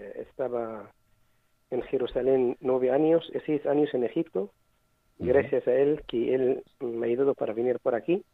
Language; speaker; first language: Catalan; non-native, learner; Arabic